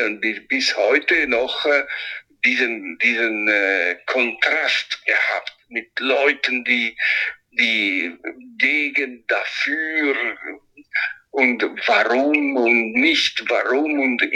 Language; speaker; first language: German; non-native, fluent; Italian